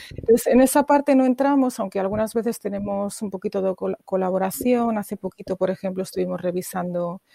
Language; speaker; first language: Spanish; native; Spanish